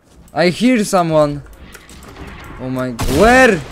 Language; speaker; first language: English; non-native, learner; Polish